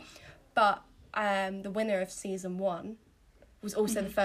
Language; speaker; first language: English; native; English